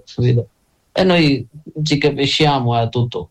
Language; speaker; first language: Italian; non-native, learner; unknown